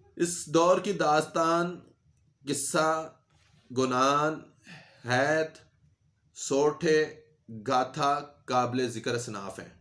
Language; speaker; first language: Urdu; non-native, local second language; Punjabi